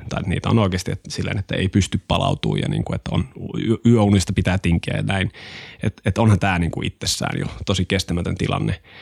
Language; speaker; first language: Finnish; native; Finnish